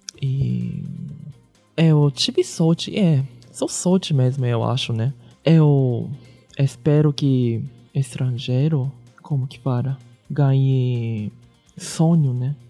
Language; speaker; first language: Portuguese; early bilingual, heritage; Japanese